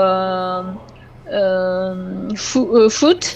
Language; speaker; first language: English; non-native, learner; French